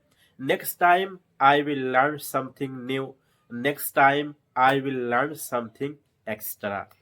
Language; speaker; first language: English; non-native, learner; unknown